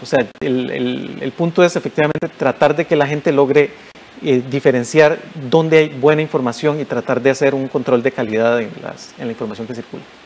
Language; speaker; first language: Spanish; native; Spanish